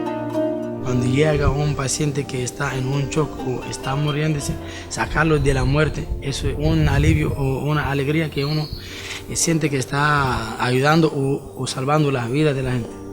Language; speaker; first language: Spanish; non-native, fluent; Arabic